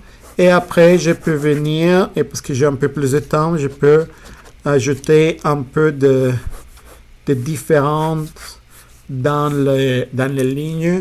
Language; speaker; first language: French; non-native, fluent; Spanish